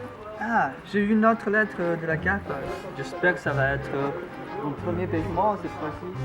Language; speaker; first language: French; non-native, learner; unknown